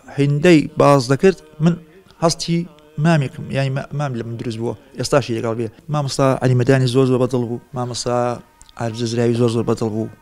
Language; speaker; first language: Central Kurdish; native; Central Kurdish